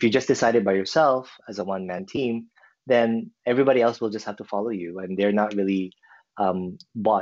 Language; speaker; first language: English; non-native, local second language; Filipino